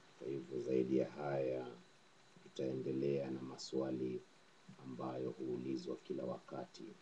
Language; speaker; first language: Swahili; non-native, local second language; Kikuyu